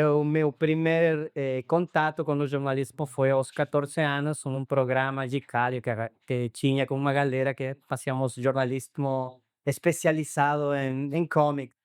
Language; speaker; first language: Portuguese; non-native, fluent; Spanish